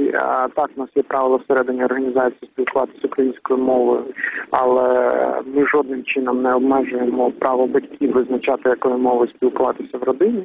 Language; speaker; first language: Ukrainian; native; Ukrainian